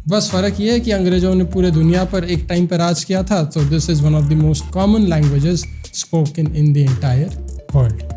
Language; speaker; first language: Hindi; non-native, local second language; Bangla